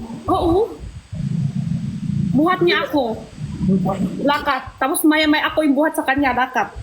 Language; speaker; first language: Filipino; non-native, learner; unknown